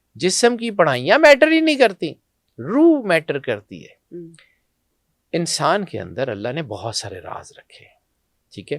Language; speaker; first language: Urdu; non-native, local second language; Punjabi